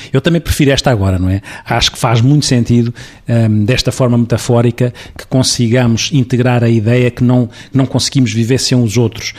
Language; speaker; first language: Portuguese; native; Portuguese